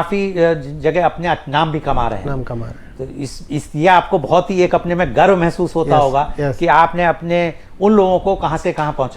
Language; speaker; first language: Hindi; native; Hindi